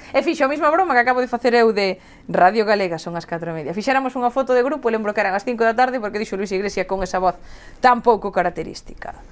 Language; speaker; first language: Galician; native; Galician